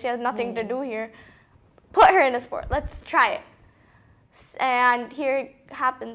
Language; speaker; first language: English; early bilingual, other home language; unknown